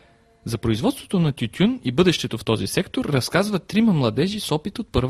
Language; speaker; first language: Bulgarian; native; Bulgarian